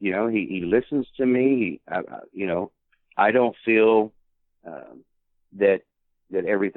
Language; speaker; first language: English; native; English